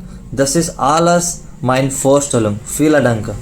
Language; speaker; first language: German; non-native, learner; Kannada